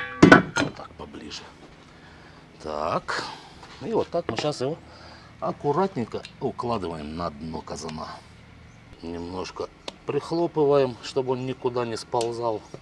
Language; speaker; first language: Russian; native; Russian